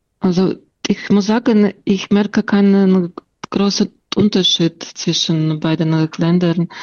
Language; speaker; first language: German; non-native, fluent; Russian